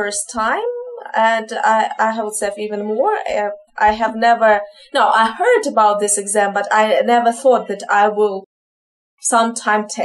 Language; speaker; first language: English; non-native, fluent; Ukrainian